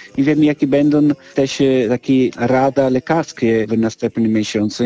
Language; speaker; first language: Polish; non-native, fluent; Italian